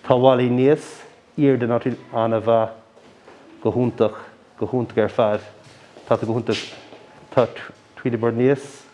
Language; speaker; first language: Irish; non-native, local second language; English